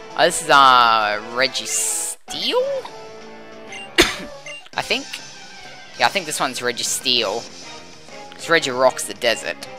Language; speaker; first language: English; native; English